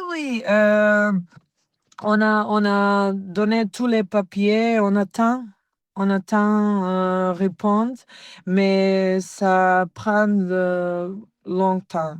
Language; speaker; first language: French; non-native, learner; Serbian